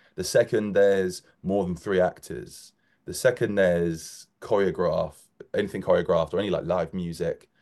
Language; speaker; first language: English; native; English